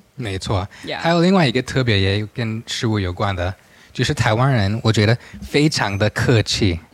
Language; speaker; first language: Chinese; non-native, fluent; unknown